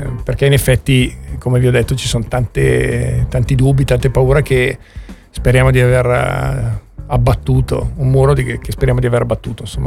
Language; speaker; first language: Italian; native; Italian